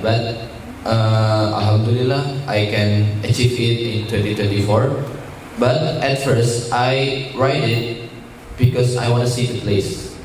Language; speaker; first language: English; non-native, learner; Indonesian